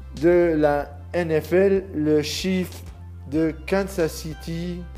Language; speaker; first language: French; non-native, learner; Spanish